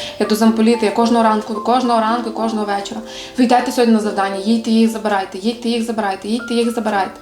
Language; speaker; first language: Ukrainian; native; Ukrainian